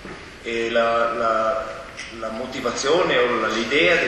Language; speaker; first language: Italian; non-native, local second language; German